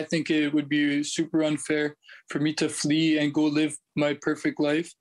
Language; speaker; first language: English; early bilingual, other home language; Ukrainian